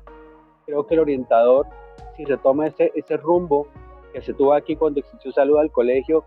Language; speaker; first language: Spanish; native; Spanish